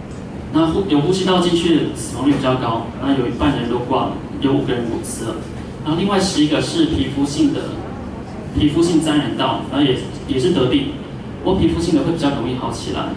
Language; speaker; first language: Chinese; native; Chinese